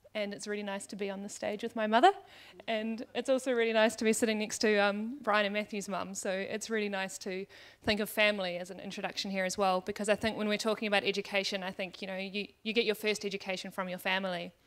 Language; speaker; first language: English; native; English